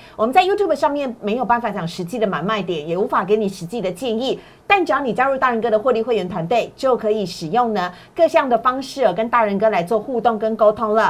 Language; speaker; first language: Chinese; native; Chinese